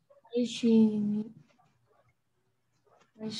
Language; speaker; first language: Japanese; non-native, learner; Filipino